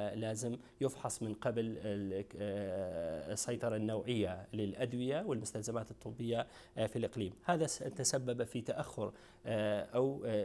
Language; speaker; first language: Arabic; non-native, local second language; Kurdish